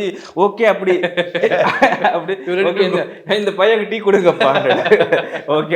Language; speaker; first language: Tamil; non-native, learner; Telugu